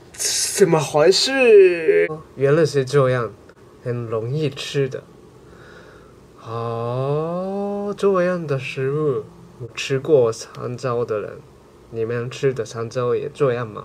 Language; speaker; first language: Chinese; non-native, learner; Japanese